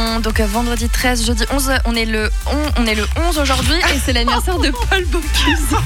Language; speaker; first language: French; native; French